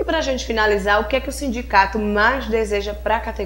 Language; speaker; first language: Portuguese; native; Portuguese